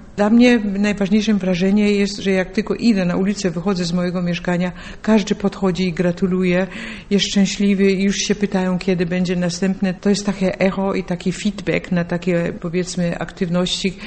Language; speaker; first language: Polish; native; Polish